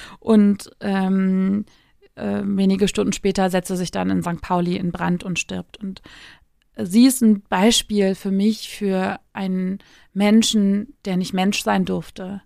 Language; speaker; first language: German; early bilingual, other home language; Turkish